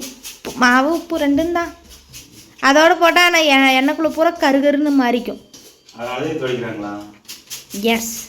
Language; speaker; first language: Tamil; native; Tamil